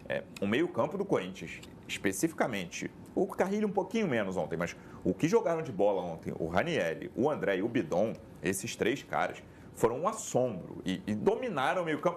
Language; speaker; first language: Portuguese; native; Portuguese